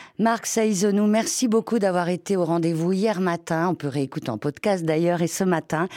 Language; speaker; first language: French; native; French